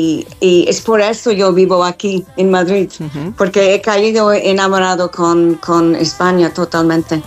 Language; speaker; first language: Spanish; non-native, fluent; English